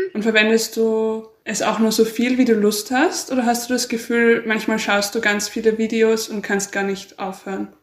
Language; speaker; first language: German; native; German